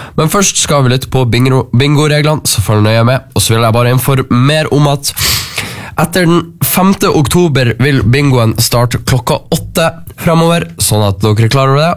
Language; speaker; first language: Norwegian; native; Norwegian